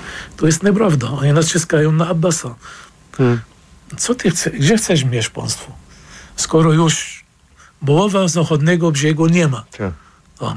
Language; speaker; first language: Polish; non-native, fluent; Arabic